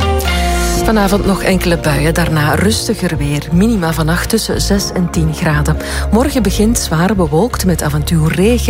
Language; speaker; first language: Dutch; native; Dutch